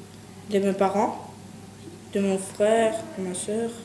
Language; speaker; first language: French; early bilingual, other home language; Chechen